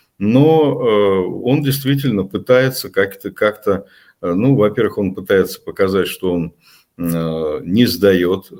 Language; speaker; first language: Russian; native; Russian